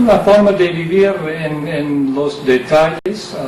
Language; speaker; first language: Spanish; non-native, fluent; English